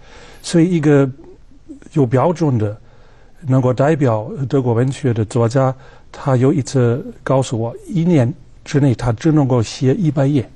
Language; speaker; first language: Chinese; non-native, fluent; German